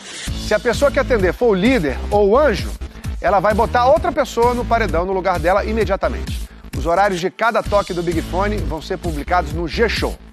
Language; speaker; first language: Portuguese; native; Portuguese